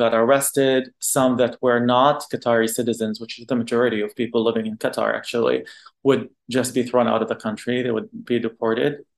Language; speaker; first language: English; non-native, fluent; Arabic